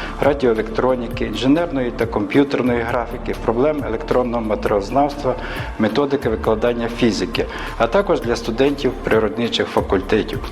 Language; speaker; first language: Ukrainian; native; Ukrainian